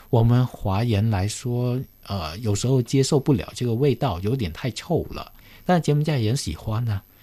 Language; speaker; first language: Chinese; early bilingual, heritage; Chinese